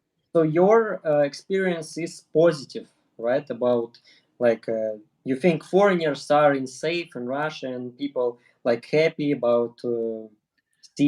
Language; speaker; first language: English; non-native, learner; Russian